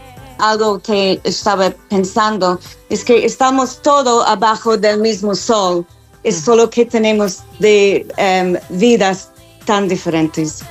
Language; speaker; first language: Spanish; non-native, fluent; English